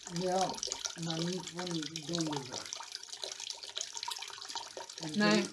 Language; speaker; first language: Dutch; non-native, learner; Serbian